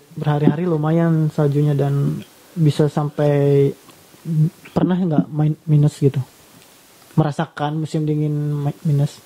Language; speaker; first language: Indonesian; native; Indonesian